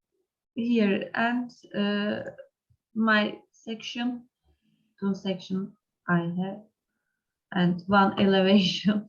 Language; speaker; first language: English; non-native, learner; Turkish